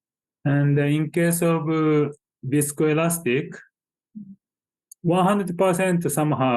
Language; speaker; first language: English; non-native, fluent; Japanese